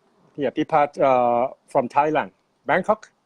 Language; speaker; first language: English; non-native, fluent; Thai